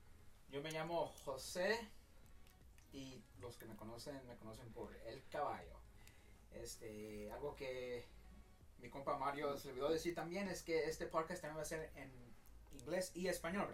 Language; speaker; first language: Spanish; early bilingual, heritage; Spanish